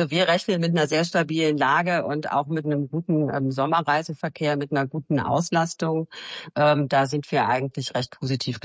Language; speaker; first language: German; native; German